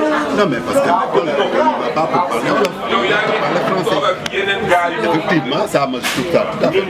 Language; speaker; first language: French; non-native, local second language; Wolof